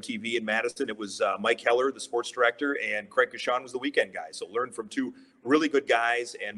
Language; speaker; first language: English; native; English